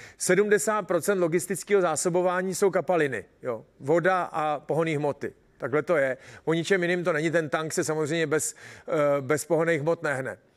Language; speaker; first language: Czech; native; Czech